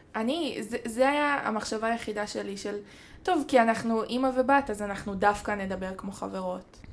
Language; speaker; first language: Hebrew; native; Hebrew